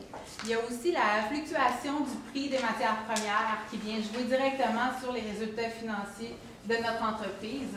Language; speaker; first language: French; native; French